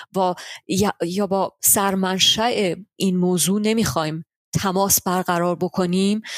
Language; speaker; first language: Persian; early bilingual, heritage; Persian